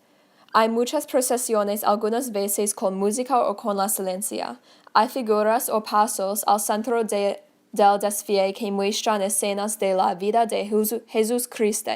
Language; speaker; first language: Spanish; non-native, learner; English